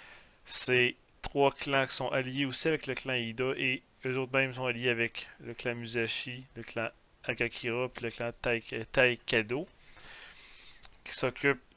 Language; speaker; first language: French; native; French